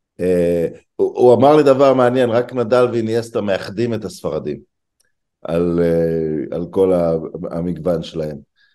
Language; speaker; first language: Hebrew; native; Hebrew